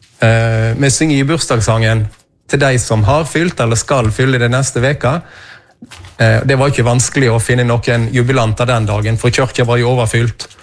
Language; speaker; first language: Norwegian; native; Norwegian